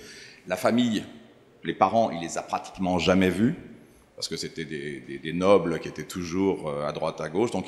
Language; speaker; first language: French; native; French